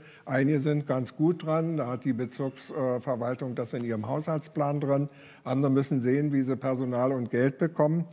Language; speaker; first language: German; native; German